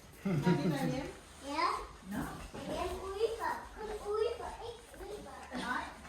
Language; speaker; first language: Danish; early bilingual, other home language; Vietnamese